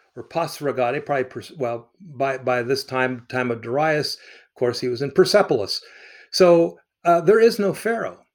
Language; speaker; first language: English; early bilingual, other home language; Arabic